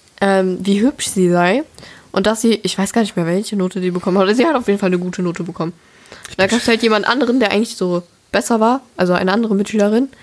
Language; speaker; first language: German; native; German